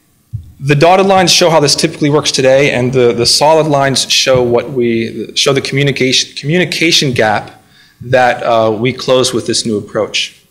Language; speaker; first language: English; native; English